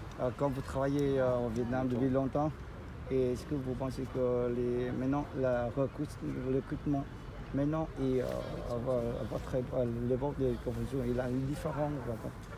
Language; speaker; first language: French; non-native, learner; Vietnamese